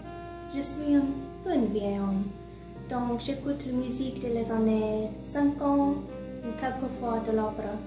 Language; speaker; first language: French; non-native, learner; English